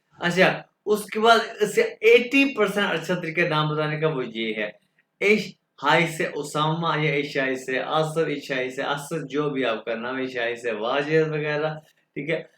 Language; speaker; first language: Urdu; non-native, local second language; Punjabi